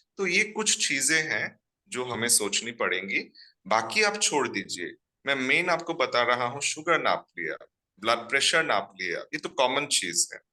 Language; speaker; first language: Hindi; non-native, local second language; Assamese